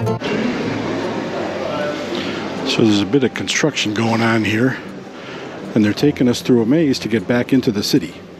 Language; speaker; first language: English; native; English